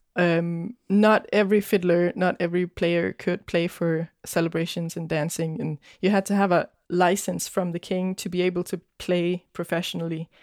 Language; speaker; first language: English; non-native, fluent; Danish